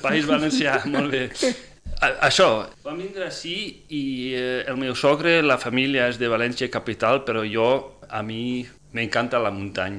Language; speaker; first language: Catalan; non-native, fluent; Dutch